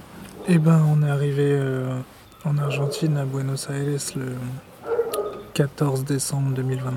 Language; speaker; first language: French; native; French